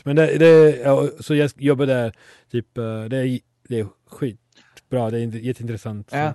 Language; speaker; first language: Swedish; non-native, fluent; Italian